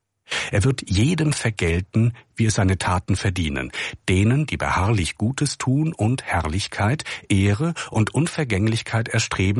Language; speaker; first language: German; native; German